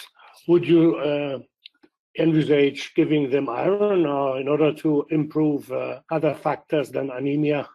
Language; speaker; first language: English; non-native, fluent; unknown